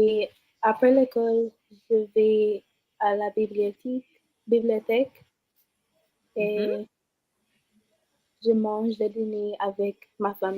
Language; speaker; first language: French; non-native, learner; English